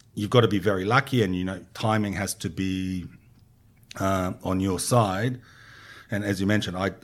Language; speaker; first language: English; non-native, fluent; Hebrew